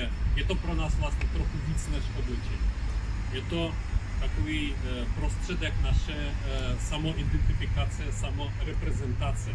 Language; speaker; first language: Czech; non-native, fluent; Ukrainian